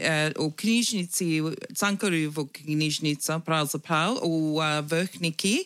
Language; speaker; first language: Slovenian; early bilingual, heritage; English